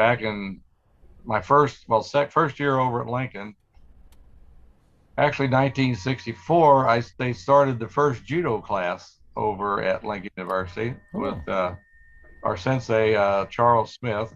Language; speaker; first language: English; native; English